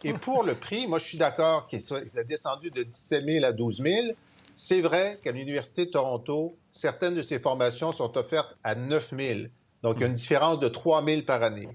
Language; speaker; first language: French; native; French